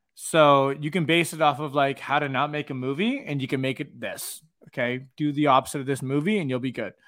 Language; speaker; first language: English; native; English